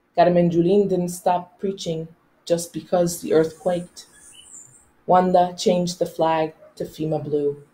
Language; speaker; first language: English; non-native, local second language; Spanish